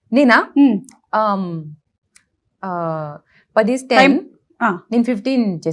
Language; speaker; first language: Telugu; non-native, learner; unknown